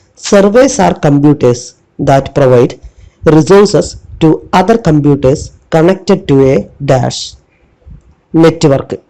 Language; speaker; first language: English; non-native, local second language; Malayalam